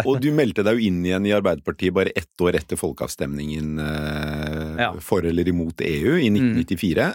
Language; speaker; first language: Norwegian; native; Norwegian